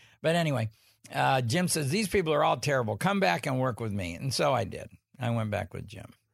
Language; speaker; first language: English; native; English